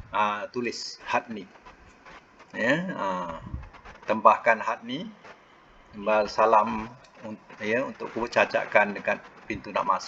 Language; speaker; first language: Malay; native; Malay